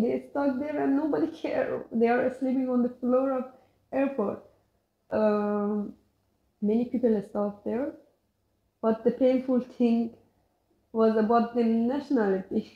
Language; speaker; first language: English; non-native, learner; Persian